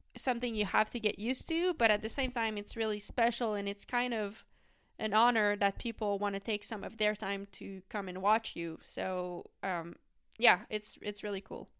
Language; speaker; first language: English; non-native, fluent; French